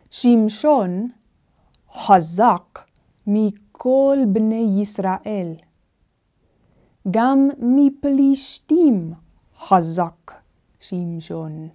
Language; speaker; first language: Hebrew; non-native, fluent; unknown